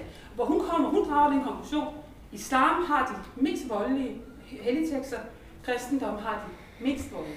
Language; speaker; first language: Danish; native; Danish